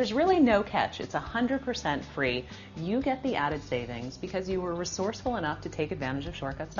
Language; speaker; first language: English; native; English